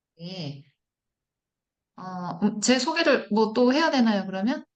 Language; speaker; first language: Korean; native; Korean